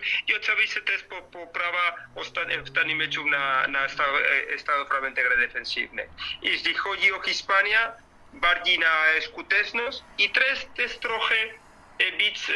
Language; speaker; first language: Polish; non-native, learner; Spanish